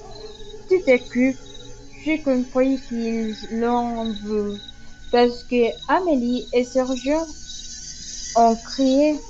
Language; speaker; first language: French; non-native, learner; Spanish